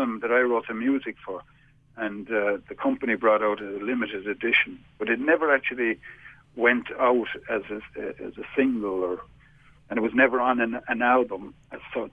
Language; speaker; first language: English; native; English